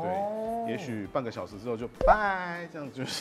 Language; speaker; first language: Chinese; native; Chinese